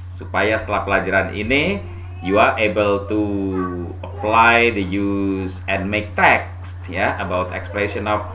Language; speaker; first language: English; non-native, fluent; Indonesian